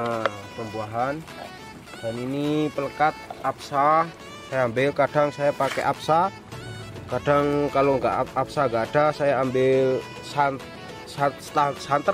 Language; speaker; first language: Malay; non-native, local second language; Javanese